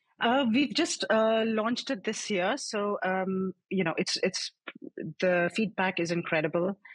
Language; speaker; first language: English; non-native, local second language; Hindi